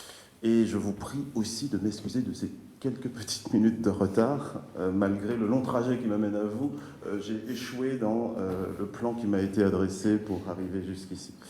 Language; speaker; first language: French; native; French